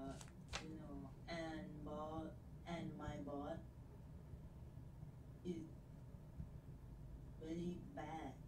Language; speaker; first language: English; non-native, learner; Thai